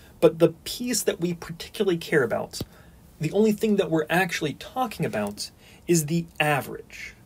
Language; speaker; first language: English; native; English